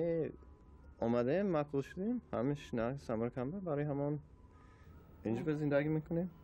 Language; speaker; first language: Persian; non-native, learner; English